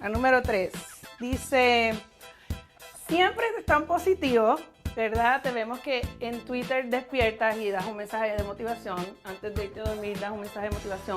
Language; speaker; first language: Spanish; native; Spanish